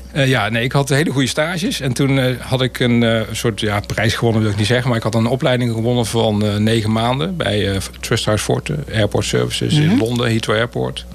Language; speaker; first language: Dutch; native; Dutch